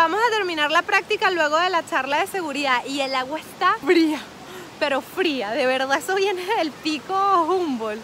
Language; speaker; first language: Spanish; native; Spanish